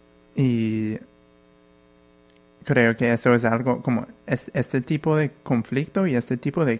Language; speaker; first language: Spanish; non-native, fluent; English